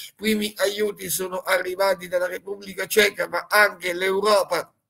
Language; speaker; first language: Italian; native; Italian